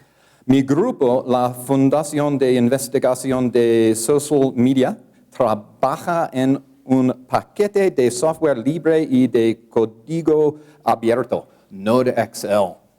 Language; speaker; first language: Spanish; non-native, learner; English